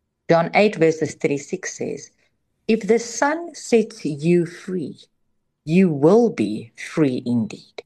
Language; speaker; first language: English; non-native, local second language; Afrikaans